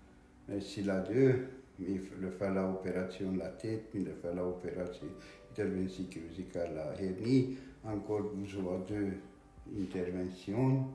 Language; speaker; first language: French; non-native, learner; Romanian